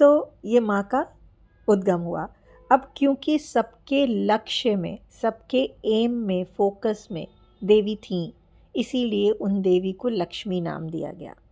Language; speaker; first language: Hindi; native; Hindi